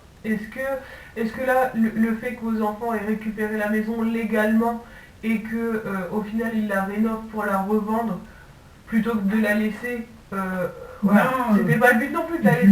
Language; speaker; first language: French; native; French